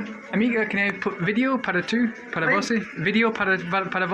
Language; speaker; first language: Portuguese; non-native, learner; English